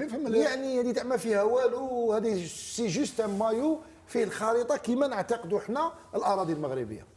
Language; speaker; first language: Arabic; native; Arabic